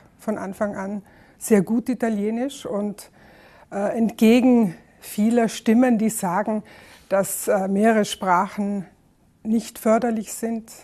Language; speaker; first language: German; native; German